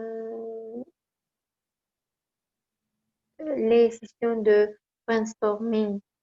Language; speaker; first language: French; non-native, learner; Kazakh